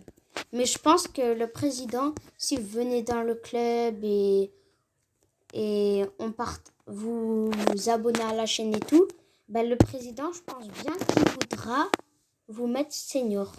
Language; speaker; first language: French; native; French